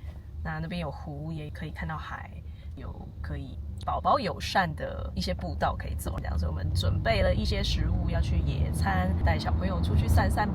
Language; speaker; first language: Chinese; non-native, fluent; Serbian